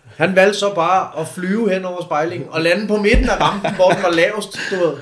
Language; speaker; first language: Danish; native; Danish